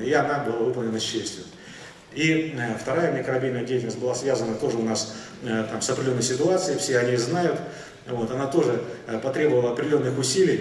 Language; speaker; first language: Russian; native; Russian